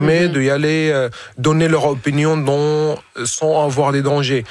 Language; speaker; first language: French; non-native, fluent; Arabic